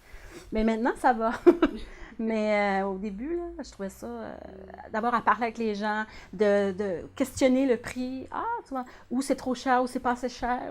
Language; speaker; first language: French; native; French